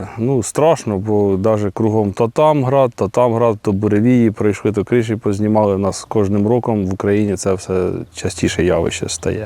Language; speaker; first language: Ukrainian; native; Ukrainian